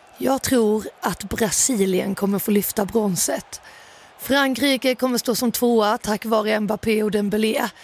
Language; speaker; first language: Swedish; native; Swedish